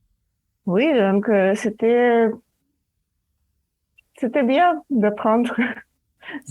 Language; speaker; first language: French; non-native, fluent; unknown